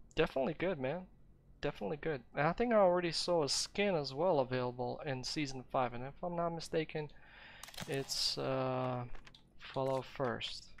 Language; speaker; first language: English; non-native, fluent; Ukrainian